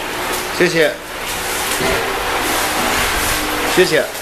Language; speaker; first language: Chinese; non-native, learner; English